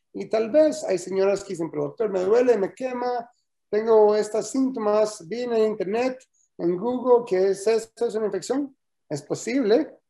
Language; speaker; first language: Spanish; early bilingual, heritage; Spanish